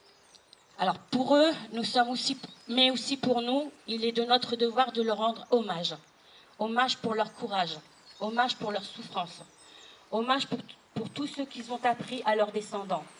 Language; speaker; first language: French; native; French